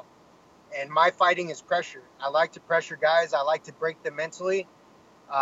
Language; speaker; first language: English; native; English